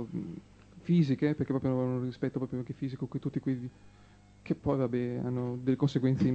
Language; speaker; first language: Italian; native; Italian